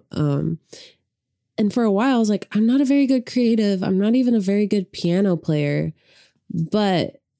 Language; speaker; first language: English; native; English